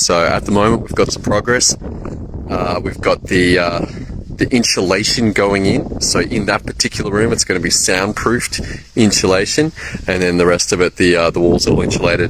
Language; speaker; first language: English; native; English